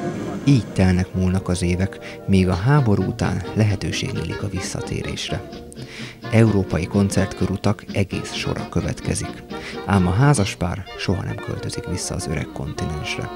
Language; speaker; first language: Hungarian; native; Hungarian